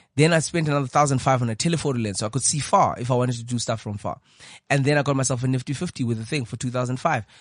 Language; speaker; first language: English; non-native, local second language; Xhosa